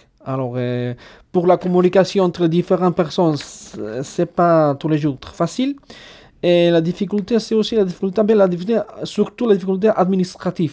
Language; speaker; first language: French; non-native, fluent; Basque